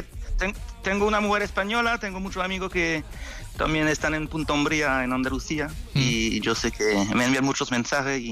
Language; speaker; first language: Spanish; non-native, fluent; French